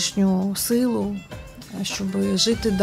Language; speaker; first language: Ukrainian; non-native, local second language; Russian